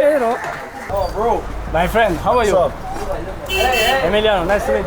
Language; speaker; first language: English; non-native, learner; Italian